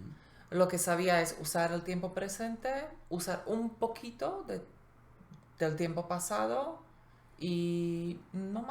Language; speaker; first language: Spanish; non-native, fluent; Slovak